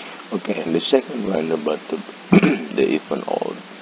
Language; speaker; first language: English; non-native, learner; Indonesian